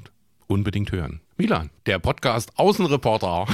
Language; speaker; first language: German; native; German